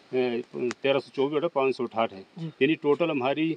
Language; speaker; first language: Hindi; native; Hindi